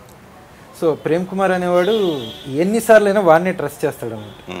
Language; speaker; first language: Telugu; native; Telugu